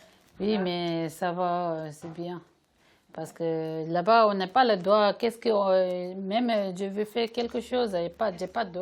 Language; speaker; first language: French; non-native, learner; Tibetan